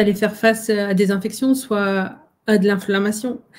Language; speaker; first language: French; native; French